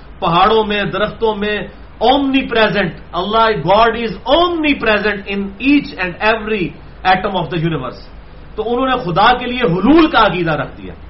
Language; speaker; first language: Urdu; non-native, local second language; Punjabi